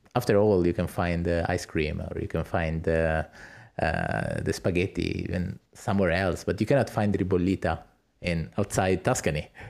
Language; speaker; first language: English; non-native, fluent; Italian